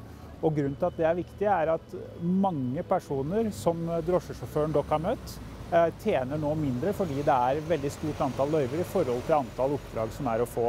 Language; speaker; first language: Norwegian; native; Norwegian